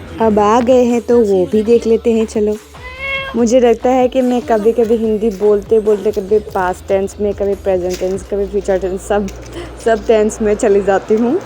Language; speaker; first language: Hindi; non-native, local second language; Assamese